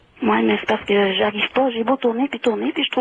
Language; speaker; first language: French; native; French